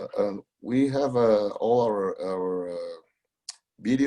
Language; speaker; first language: English; non-native, learner; Spanish